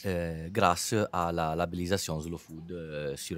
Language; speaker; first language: French; non-native, fluent; Italian